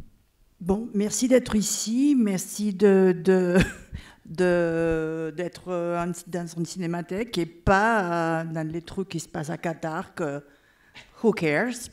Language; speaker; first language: French; non-native, fluent; Catalan